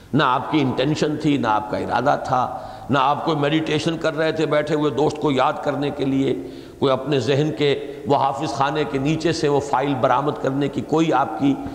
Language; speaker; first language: Urdu; native; Urdu